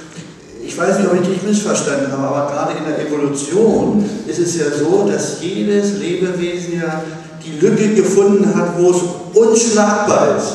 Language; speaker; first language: German; native; German